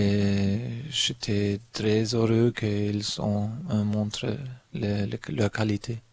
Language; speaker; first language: French; non-native, learner; German